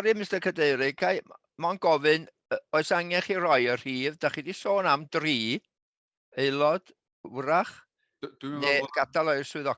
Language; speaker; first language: Welsh; native; Welsh